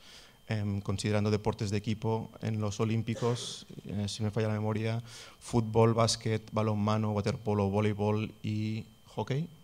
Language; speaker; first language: Spanish; non-native, local second language; Catalan